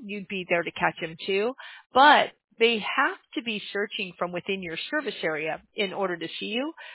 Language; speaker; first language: English; native; English